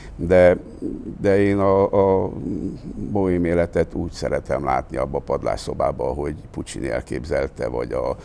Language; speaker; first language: Hungarian; native; Hungarian